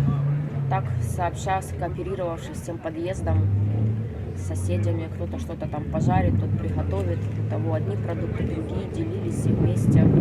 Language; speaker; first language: Russian; native; Russian